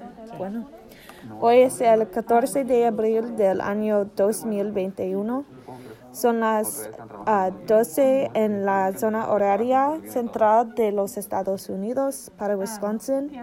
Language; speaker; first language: Spanish; non-native, learner; English